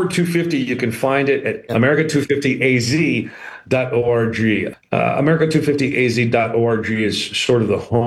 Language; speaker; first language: English; native; English